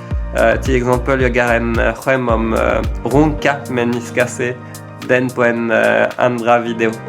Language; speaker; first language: Swedish; non-native, learner; French